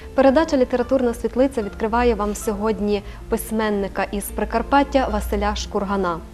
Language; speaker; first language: Ukrainian; native; Ukrainian